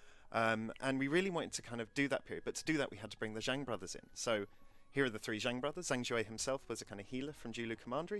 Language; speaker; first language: English; native; English